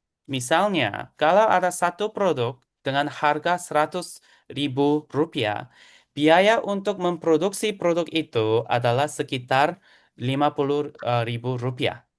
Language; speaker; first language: Indonesian; non-native, fluent; Korean